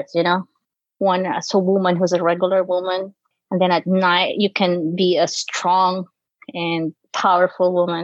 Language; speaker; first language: English; non-native, local second language; Filipino